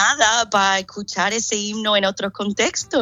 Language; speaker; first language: Spanish; non-native, fluent; English